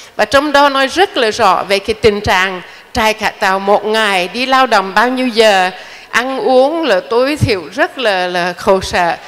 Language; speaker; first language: Vietnamese; non-native, fluent; English